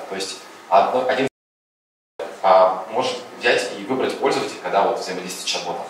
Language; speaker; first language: Russian; native; Russian